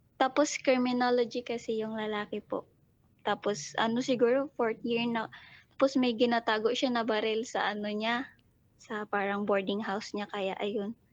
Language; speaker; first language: Filipino; non-native, local second language; Cebuano